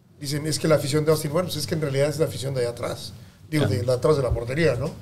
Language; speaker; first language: Spanish; native; Spanish